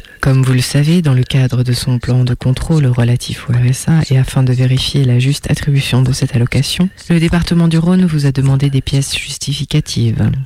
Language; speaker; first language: French; native; French